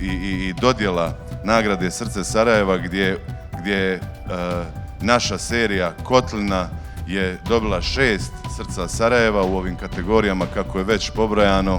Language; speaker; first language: Bosnian; native; Bosnian